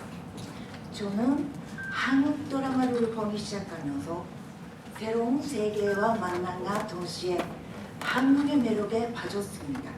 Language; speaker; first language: Korean; non-native, fluent; Japanese